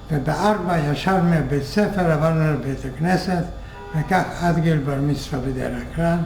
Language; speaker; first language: Hebrew; non-native, fluent; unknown